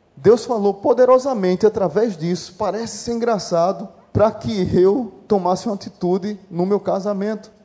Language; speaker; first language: Portuguese; native; Portuguese